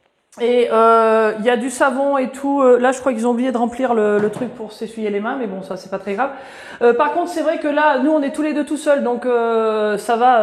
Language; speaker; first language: French; native; French